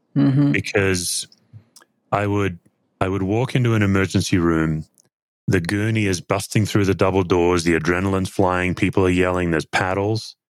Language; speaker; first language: English; native; English